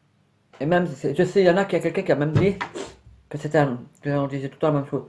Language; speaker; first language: French; native; French